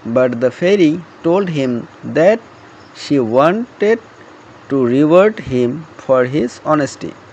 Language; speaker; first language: English; non-native, local second language; Assamese